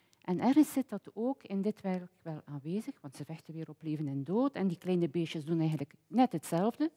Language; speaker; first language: Dutch; native; Dutch